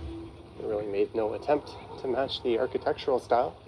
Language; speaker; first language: English; native; English